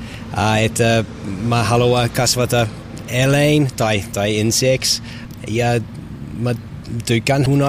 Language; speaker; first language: Finnish; non-native, learner; English